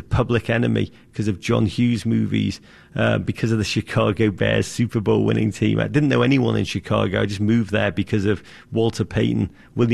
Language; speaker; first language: English; native; English